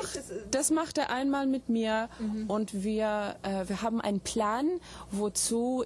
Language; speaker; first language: German; non-native, fluent; English